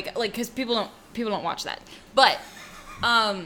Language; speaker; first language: English; native; English